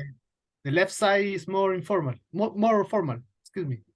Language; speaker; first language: English; non-native, learner; Spanish